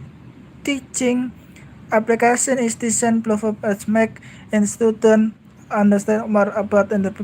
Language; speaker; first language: English; non-native, learner; Indonesian